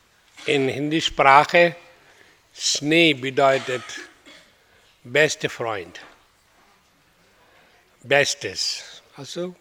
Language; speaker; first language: German; non-native, fluent; Hindi